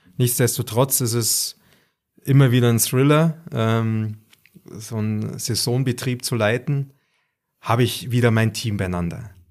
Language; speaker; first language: German; native; German